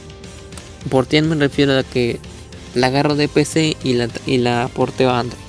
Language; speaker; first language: Spanish; native; Spanish